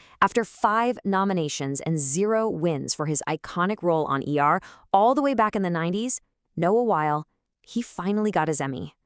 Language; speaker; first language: English; native; English